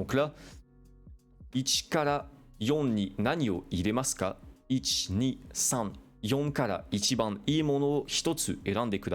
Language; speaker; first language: Japanese; non-native, fluent; French